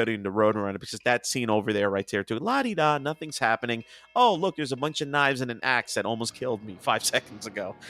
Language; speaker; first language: English; native; English